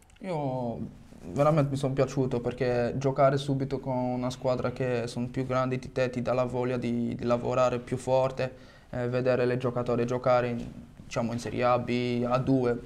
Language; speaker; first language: Italian; non-native, fluent; French